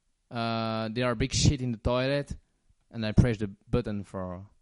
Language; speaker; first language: English; non-native, learner; French